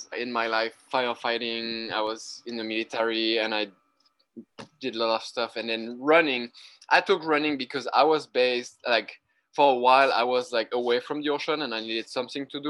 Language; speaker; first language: English; non-native, fluent; French